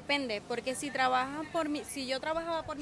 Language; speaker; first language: Spanish; native; Spanish